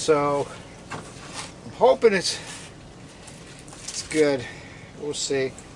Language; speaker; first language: English; native; English